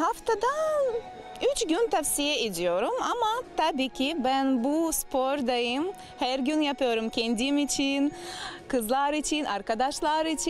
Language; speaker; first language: Turkish; non-native, fluent; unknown